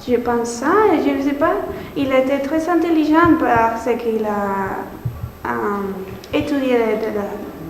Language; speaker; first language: French; non-native, learner; Spanish